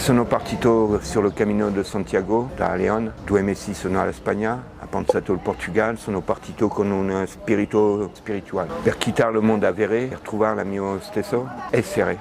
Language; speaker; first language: Italian; non-native, learner; French